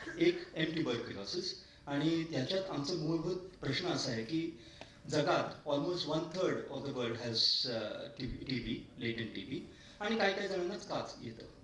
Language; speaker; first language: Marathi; non-native, local second language; Tamil